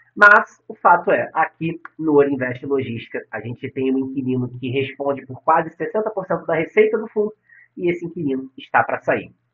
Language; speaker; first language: Portuguese; native; Portuguese